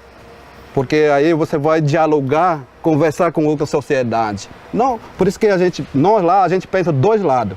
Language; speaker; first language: Portuguese; non-native, local second language; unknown